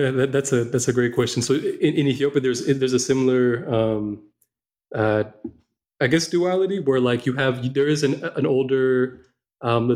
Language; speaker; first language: English; non-native, local second language; Amharic